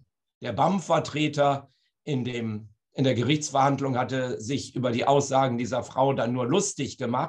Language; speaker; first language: German; native; German